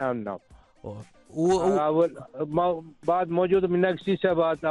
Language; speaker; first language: Arabic; non-native, learner; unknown